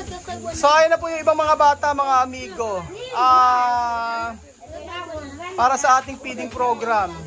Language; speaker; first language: Filipino; native; Filipino